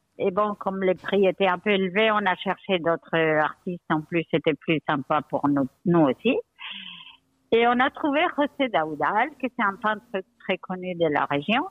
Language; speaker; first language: French; non-native, fluent; Spanish